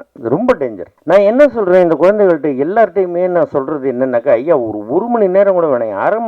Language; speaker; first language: Tamil; native; Tamil